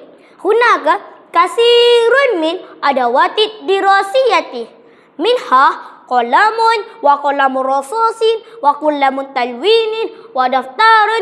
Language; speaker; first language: Arabic; non-native, learner; Malay